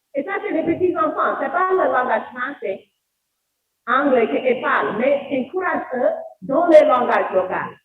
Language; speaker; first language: French; non-native, local second language; Wolof